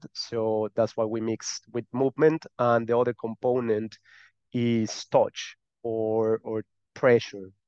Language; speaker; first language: English; non-native, fluent; Spanish